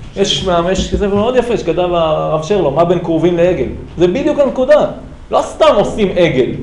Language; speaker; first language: Hebrew; native; Hebrew